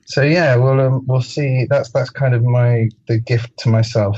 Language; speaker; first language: English; native; English